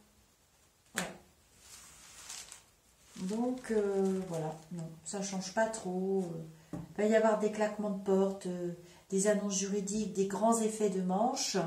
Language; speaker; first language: French; native; French